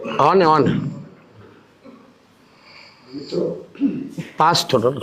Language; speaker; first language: Hindi; native; Hindi